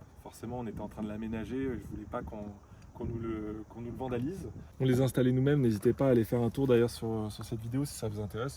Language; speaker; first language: French; native; French